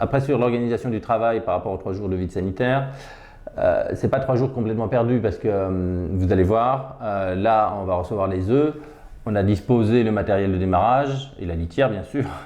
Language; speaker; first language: French; native; French